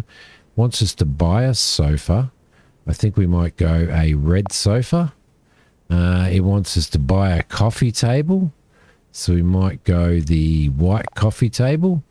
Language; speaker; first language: English; native; English